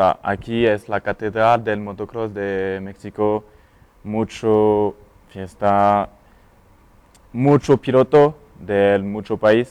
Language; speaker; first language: Spanish; non-native, learner; French